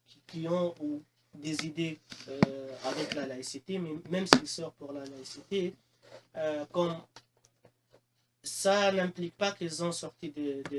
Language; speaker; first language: French; non-native, local second language; Arabic